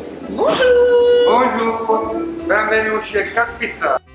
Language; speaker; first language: French; non-native, learner; Italian